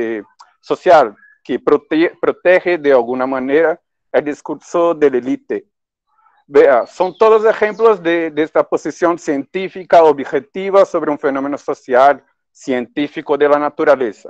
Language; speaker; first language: Spanish; non-native, fluent; Portuguese